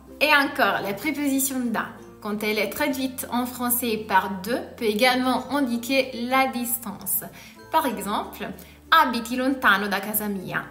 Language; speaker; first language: French; non-native, fluent; Italian